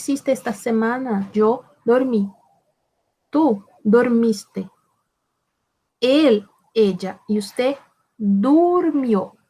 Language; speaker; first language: Spanish; non-native, fluent; Portuguese